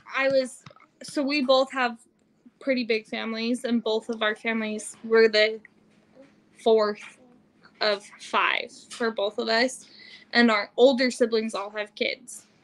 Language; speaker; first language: English; native; English